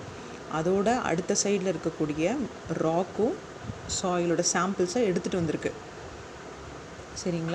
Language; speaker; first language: Tamil; native; Tamil